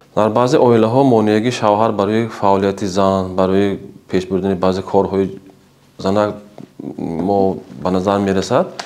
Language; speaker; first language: Tajik; native; Tajik